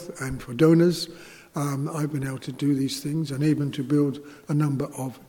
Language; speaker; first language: English; native; English